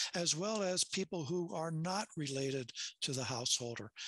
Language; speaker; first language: English; native; English